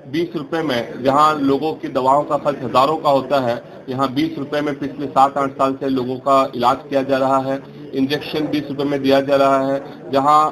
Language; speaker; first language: Urdu; native; Urdu